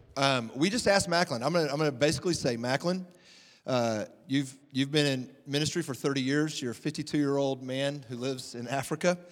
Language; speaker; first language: English; native; English